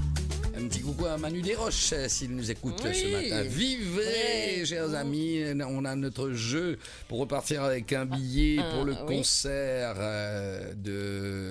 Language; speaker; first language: French; non-native, local second language; Morisyen